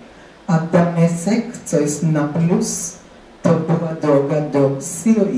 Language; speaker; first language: Polish; non-native, fluent; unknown